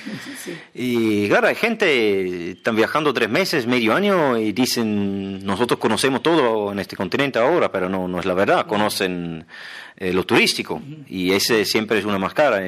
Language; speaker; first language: Spanish; non-native, fluent; German